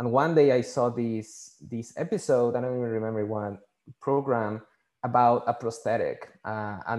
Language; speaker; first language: English; non-native, fluent; Spanish